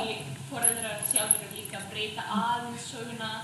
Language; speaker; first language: Icelandic; non-native, fluent; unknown